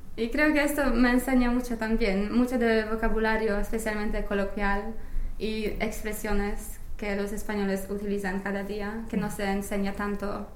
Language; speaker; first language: Spanish; non-native, fluent; English